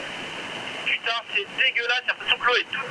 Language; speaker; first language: French; native; French